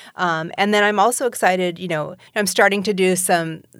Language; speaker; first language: English; native; English